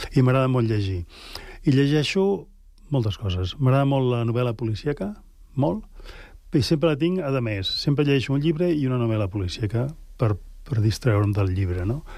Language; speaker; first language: Catalan; native; Catalan